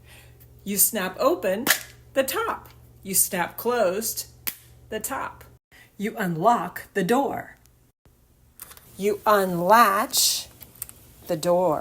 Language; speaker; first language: English; native; English